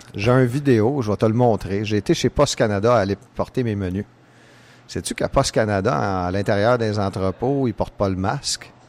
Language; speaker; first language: French; native; French